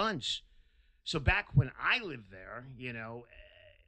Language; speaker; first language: English; native; English